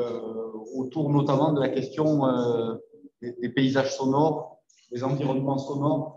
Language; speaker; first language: French; native; French